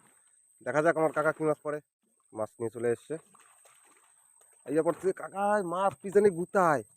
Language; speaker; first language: Bangla; native; Bangla